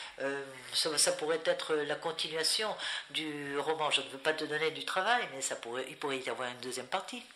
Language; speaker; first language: French; non-native, fluent; Spanish